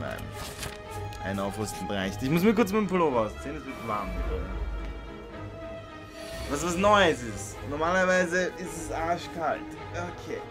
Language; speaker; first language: German; native; German